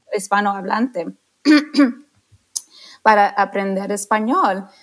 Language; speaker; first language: Spanish; non-native, fluent; English